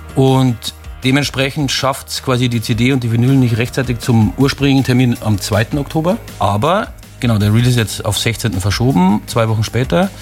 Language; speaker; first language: German; native; German